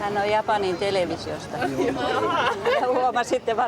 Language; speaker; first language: Finnish; non-native, fluent; Japanese